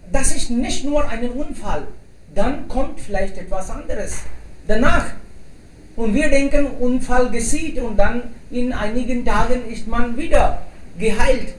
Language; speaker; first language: German; non-native, fluent; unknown